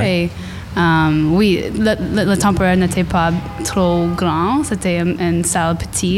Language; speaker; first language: French; non-native, learner; English